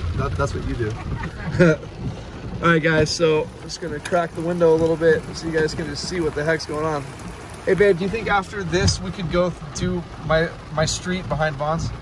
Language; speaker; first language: English; native; English